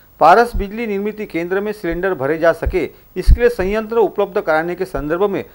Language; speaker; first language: Hindi; non-native, local second language; Marathi